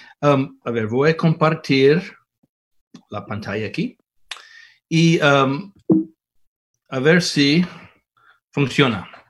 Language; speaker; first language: Spanish; non-native, fluent; English